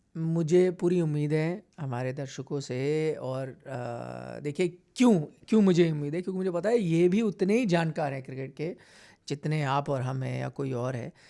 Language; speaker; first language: Hindi; non-native, local second language; Punjabi